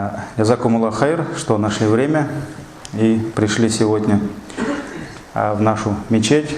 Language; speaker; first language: Russian; non-native, local second language; Tatar